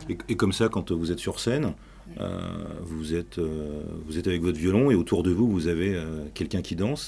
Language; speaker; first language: French; native; French